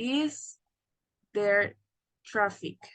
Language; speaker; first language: English; non-native, learner; Spanish